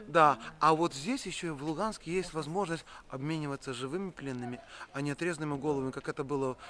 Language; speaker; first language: Russian; non-native, local second language; Ukrainian